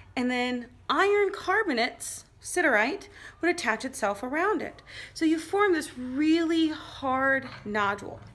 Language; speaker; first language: English; native; English